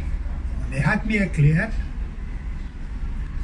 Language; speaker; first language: German; non-native, learner; Croatian